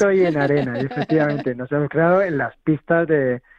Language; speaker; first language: Spanish; native; Spanish